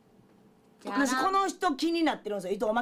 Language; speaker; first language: Japanese; native; Japanese